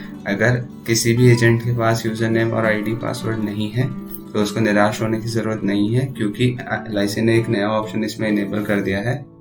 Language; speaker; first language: Hindi; native; Hindi